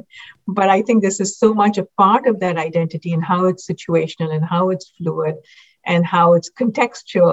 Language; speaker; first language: English; non-native, local second language; Hindi